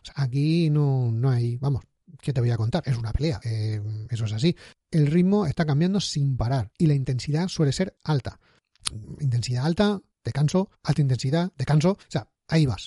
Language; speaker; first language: Spanish; native; Spanish